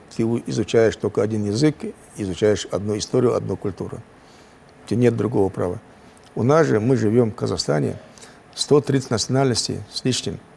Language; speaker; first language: Russian; non-native, local second language; Chechen